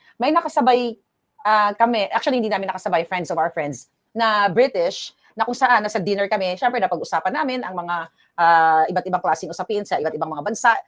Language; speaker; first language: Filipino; native; Filipino